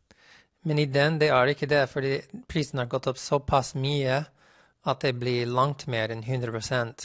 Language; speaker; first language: Norwegian; non-native, fluent; English